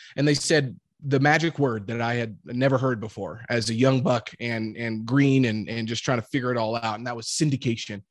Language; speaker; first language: English; native; English